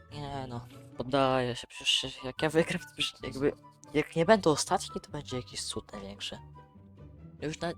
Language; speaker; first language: Polish; native; Polish